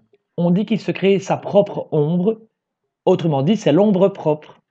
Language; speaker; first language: French; native; French